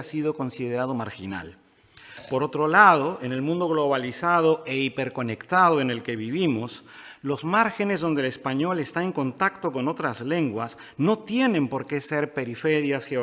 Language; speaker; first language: Spanish; native; Spanish